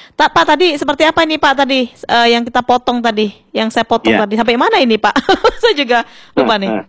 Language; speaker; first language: Indonesian; non-native, local second language; Madurese